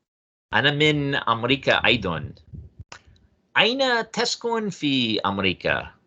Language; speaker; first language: Arabic; non-native, fluent; English